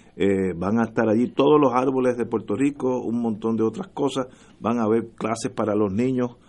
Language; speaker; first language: Spanish; native; Spanish